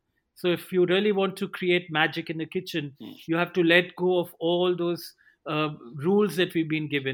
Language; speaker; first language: English; non-native, local second language; Hindi